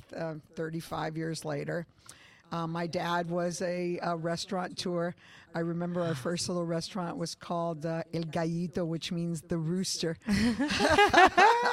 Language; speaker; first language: English; early bilingual, other home language; Spanish